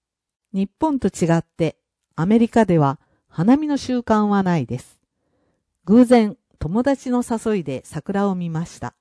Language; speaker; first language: Japanese; non-native, fluent; English